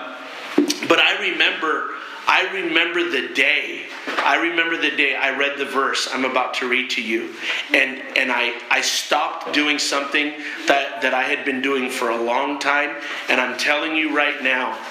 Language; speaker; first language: English; native; English